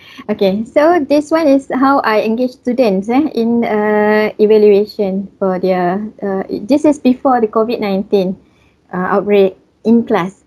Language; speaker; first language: English; non-native, local second language; Malay